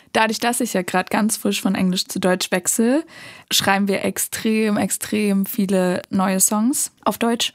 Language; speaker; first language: German; native; German